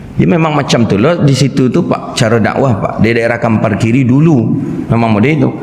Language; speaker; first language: Malay; non-native, local second language; Minangkabau